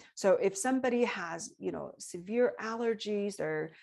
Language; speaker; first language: English; non-native, fluent; Chinese